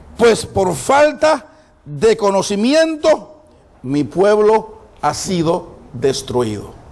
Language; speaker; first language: Spanish; native; Spanish